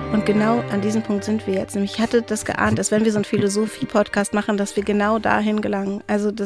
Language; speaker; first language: German; native; German